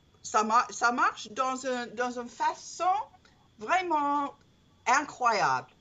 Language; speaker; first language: French; non-native, learner; English